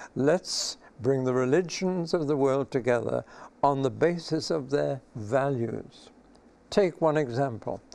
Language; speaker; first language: English; native; English